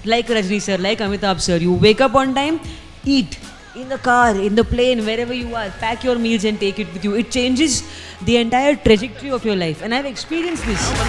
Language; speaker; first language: English; non-native, local second language; Hindi